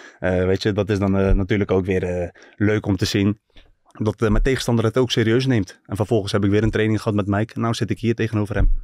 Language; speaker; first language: Dutch; early bilingual, other home language; Turkish